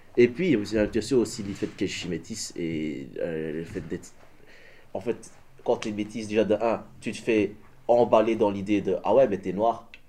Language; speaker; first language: French; early bilingual, other home language; Dutch